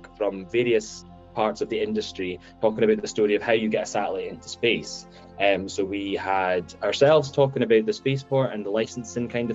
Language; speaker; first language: English; native; English